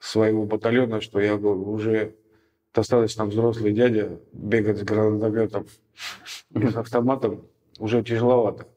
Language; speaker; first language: Russian; native; Russian